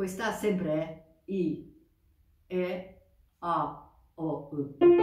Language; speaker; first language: Italian; non-native, fluent; Japanese